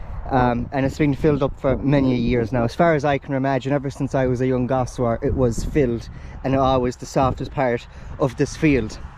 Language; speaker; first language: English; native; English